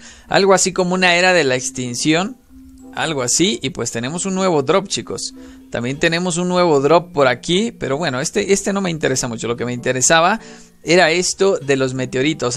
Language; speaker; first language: Spanish; native; Spanish